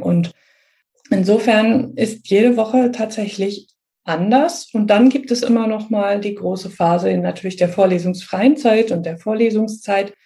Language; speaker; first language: German; native; German